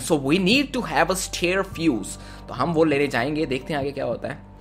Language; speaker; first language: English; non-native, local second language; Punjabi